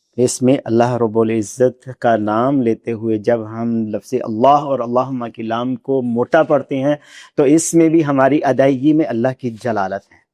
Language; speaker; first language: Urdu; non-native, local second language; Punjabi